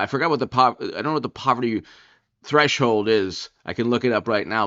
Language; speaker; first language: English; native; English